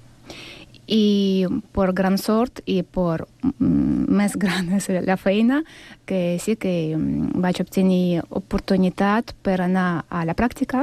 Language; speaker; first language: Catalan; non-native, learner; Russian